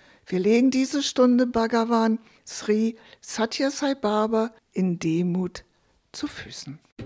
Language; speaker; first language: German; native; German